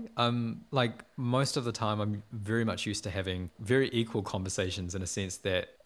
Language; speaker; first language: English; native; English